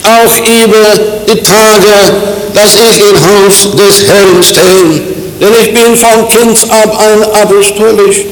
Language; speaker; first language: German; non-native, fluent; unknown